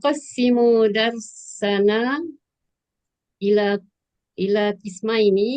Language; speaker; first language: Arabic; non-native, learner; Malay